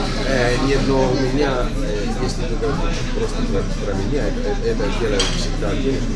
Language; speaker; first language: Russian; non-native, fluent; Estonian